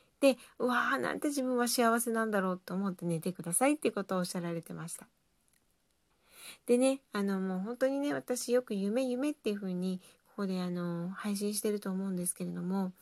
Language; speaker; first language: Japanese; native; Japanese